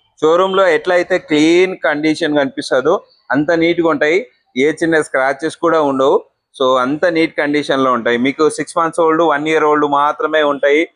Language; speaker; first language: Telugu; native; Telugu